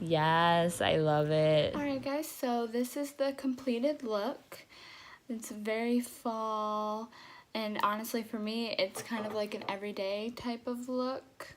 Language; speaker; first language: English; native; English